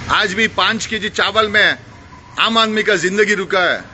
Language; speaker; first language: Hindi; non-native, local second language; Kannada